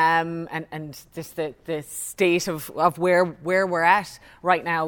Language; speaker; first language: English; native; English